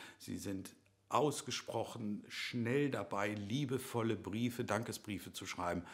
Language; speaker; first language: German; native; German